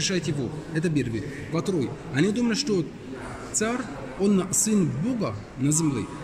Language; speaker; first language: Russian; non-native, learner; Arabic